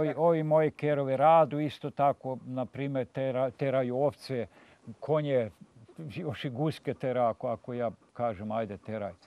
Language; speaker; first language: Serbian; non-native, local second language; Hungarian